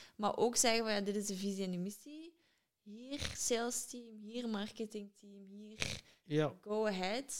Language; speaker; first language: Dutch; native; Dutch